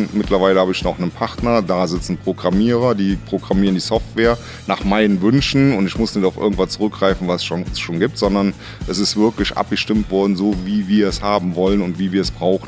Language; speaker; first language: German; native; German